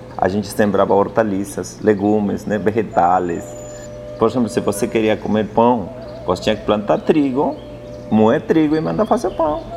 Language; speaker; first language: Portuguese; non-native, fluent; Spanish